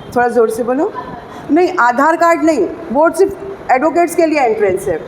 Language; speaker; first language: Hindi; non-native, local second language; Marathi